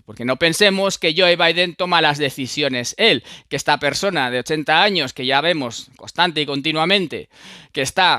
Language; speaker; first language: Spanish; native; Spanish